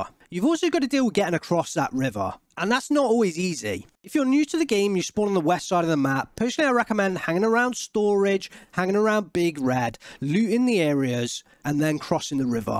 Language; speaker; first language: English; native; English